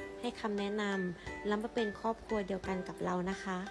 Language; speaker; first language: Thai; native; Thai